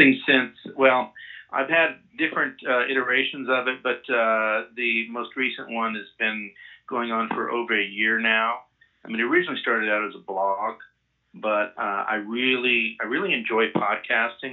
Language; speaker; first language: English; native; English